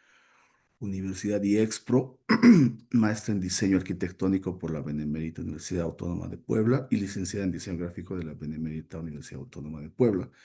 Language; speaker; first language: Spanish; native; Spanish